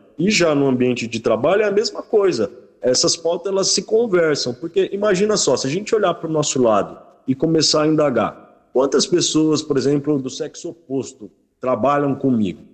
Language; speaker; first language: Portuguese; native; Portuguese